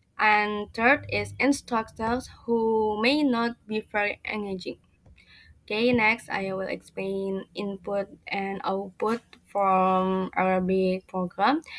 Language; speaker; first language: English; non-native, learner; Indonesian